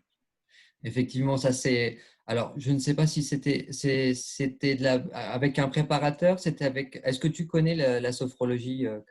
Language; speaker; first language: French; native; French